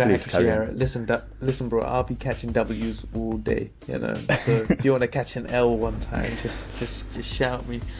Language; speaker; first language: English; native; English